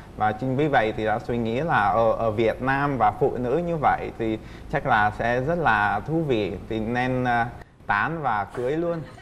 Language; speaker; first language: Vietnamese; non-native, fluent; Czech